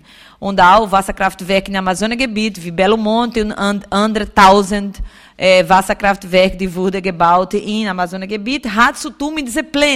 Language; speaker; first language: German; non-native, fluent; Portuguese